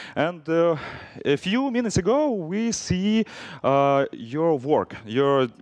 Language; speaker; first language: English; non-native, learner; Ukrainian